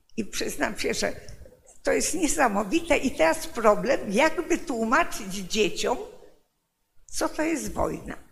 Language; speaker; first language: Polish; native; Polish